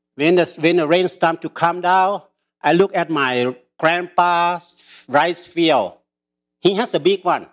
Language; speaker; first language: English; early bilingual, other home language; Lao